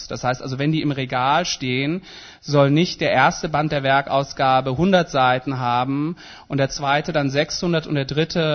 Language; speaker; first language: German; native; German